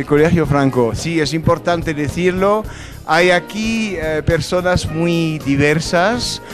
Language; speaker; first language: Spanish; non-native, fluent; French